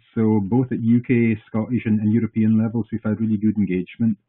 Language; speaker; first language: English; native; English